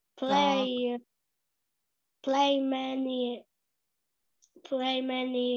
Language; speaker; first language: English; non-native, learner; Ukrainian